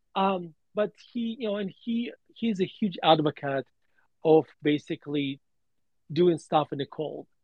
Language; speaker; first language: English; non-native, fluent; Russian